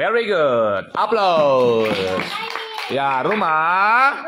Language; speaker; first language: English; non-native, fluent; Indonesian